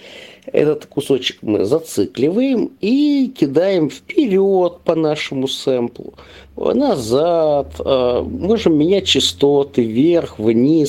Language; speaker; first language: Russian; native; Russian